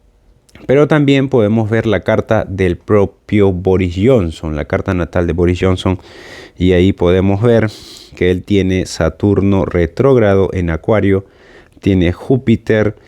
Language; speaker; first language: Spanish; native; Spanish